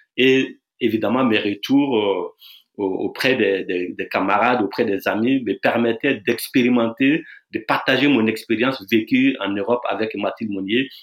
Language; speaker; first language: French; non-native, local second language; Dyula